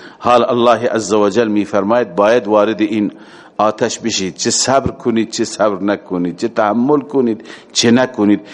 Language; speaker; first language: Persian; native; Persian